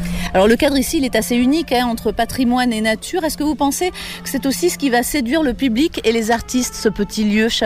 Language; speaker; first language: French; native; French